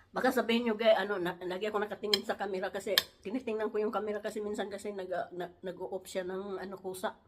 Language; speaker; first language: Filipino; non-native, local second language; Cebuano